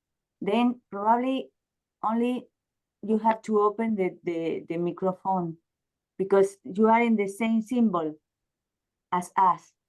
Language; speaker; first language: English; non-native, learner; Spanish